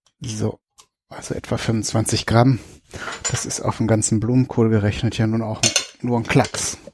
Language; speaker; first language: German; native; German